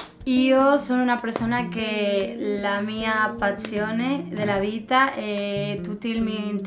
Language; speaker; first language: Italian; non-native, learner; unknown